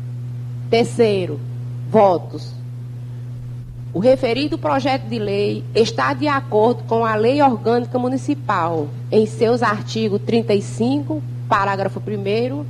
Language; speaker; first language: Portuguese; native; Portuguese